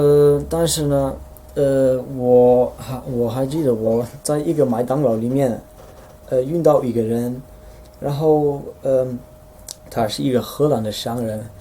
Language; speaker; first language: Chinese; non-native, fluent; Dutch